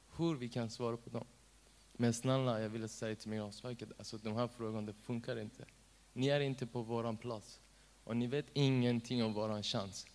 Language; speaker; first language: Swedish; non-native, learner; Persian